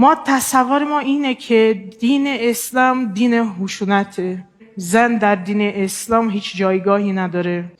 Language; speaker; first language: Persian; non-native, fluent; Portuguese